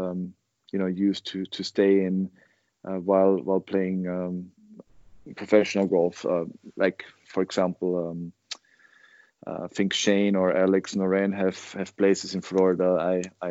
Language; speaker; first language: English; non-native, fluent; German